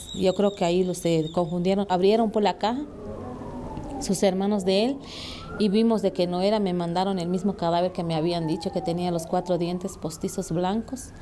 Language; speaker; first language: Spanish; native; Spanish